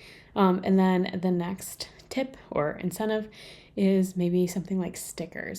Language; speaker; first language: English; native; English